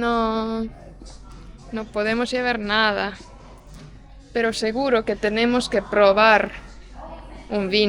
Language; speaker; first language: Spanish; non-native, fluent; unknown